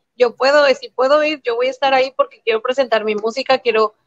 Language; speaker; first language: Spanish; native; Spanish